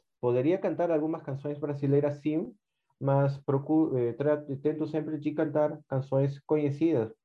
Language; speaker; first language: Portuguese; non-native, fluent; Spanish